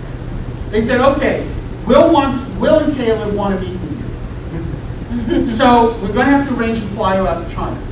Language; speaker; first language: English; native; English